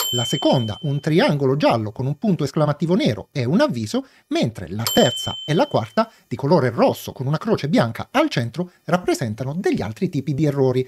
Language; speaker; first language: Italian; native; Italian